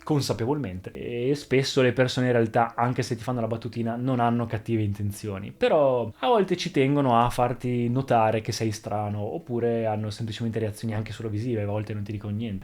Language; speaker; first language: Italian; native; Italian